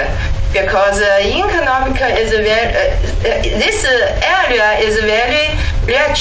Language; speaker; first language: English; non-native, learner; Chinese